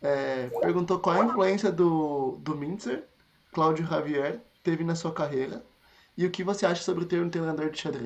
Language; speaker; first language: Portuguese; native; Portuguese